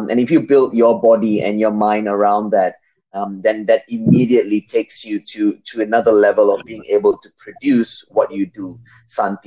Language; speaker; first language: English; non-native, local second language; Tamil